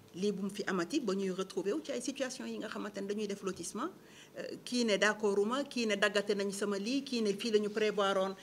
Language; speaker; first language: Wolof; non-native, local second language; Jola-Fonyi